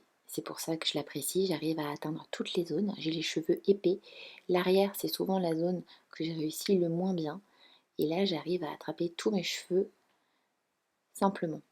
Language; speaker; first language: French; native; French